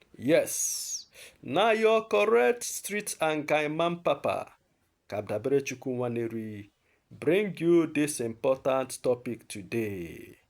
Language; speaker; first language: Nigerian Pidgin; non-native, local second language; Igbo